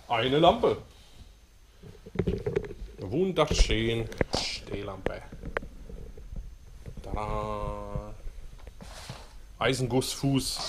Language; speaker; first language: German; native; German